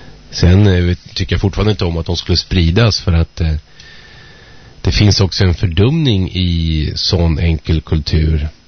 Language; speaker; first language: Swedish; native; Swedish